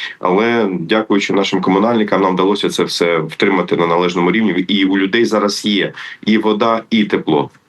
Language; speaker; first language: Ukrainian; native; Ukrainian